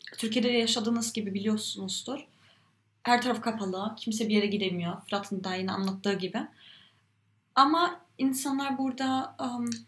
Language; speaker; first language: Turkish; early bilingual, heritage; Turkish